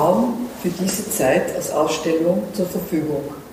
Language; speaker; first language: German; non-native, fluent; Dutch